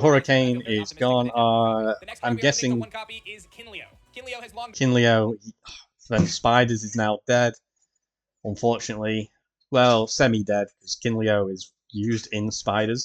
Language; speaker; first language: English; native; English